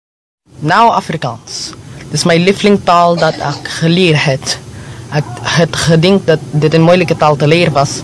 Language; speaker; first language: Dutch; non-native, learner; Filipino